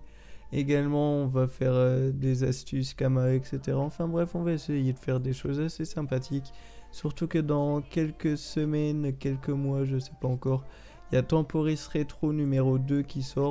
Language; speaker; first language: French; native; French